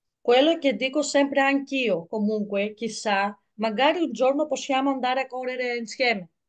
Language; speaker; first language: Italian; non-native, learner; Greek